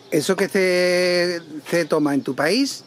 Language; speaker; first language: Spanish; native; Spanish